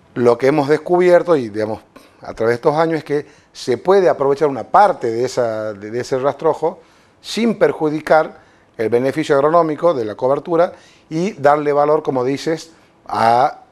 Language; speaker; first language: Spanish; native; Spanish